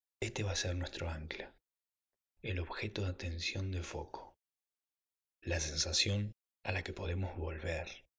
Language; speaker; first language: Spanish; native; Spanish